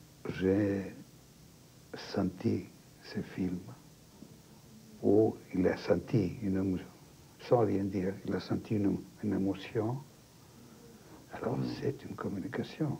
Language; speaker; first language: French; non-native, fluent; Greek